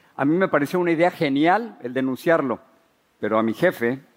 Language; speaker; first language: Spanish; native; Spanish